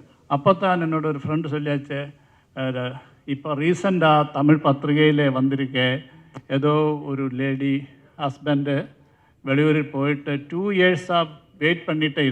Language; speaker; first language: Tamil; non-native, learner; Malayalam